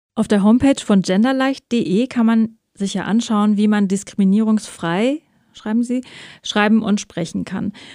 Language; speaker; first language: German; early bilingual, other home language; Persian